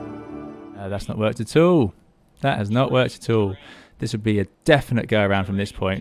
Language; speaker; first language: English; native; English